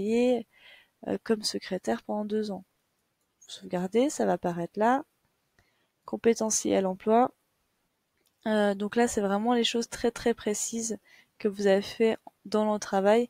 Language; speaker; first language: French; native; French